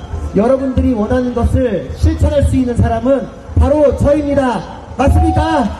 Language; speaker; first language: Korean; native; Korean